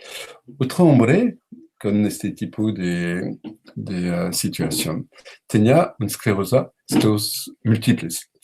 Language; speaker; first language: Spanish; non-native, learner; French